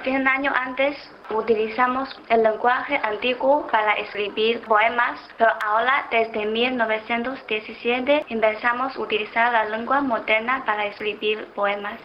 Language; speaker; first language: Spanish; non-native, fluent; Chinese